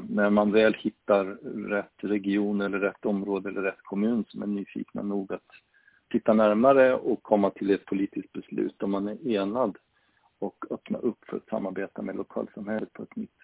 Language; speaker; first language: Swedish; native; Swedish